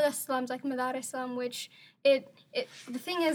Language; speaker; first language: English; non-native, local second language; Somali